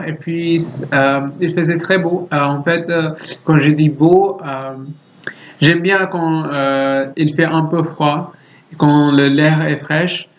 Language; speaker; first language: French; non-native, learner; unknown